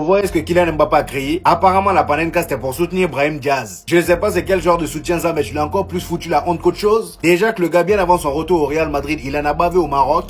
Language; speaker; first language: French; native; French